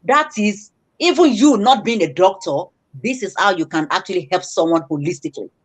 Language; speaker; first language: English; non-native, local second language; Yoruba